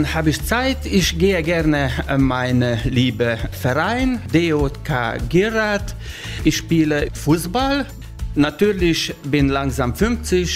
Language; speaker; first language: German; non-native, learner; Hungarian